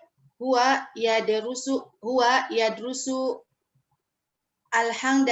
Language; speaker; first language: Arabic; non-native, learner; Indonesian